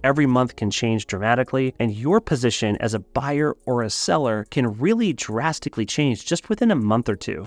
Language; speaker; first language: English; native; English